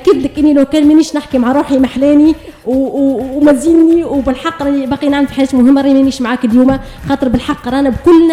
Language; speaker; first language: Arabic; native; Arabic